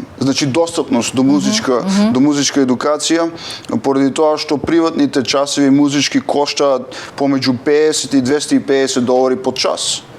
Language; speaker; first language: Macedonian; native; Macedonian